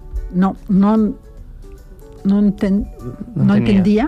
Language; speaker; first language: Catalan; non-native, learner; Spanish